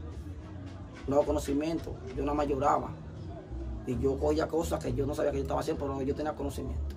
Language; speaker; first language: Spanish; native; Spanish